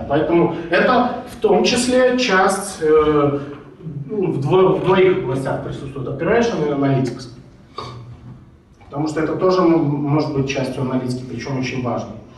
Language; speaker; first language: Russian; native; Russian